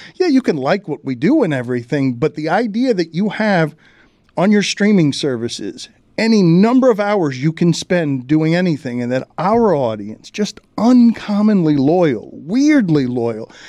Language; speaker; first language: English; early bilingual, other home language; Spanish